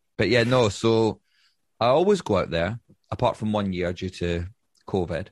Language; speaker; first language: English; native; English